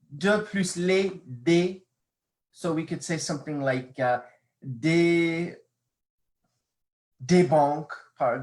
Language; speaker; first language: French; non-native, fluent; English